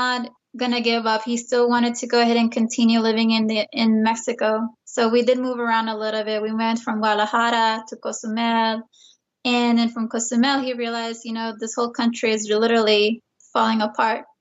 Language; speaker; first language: English; early bilingual, other home language; Spanish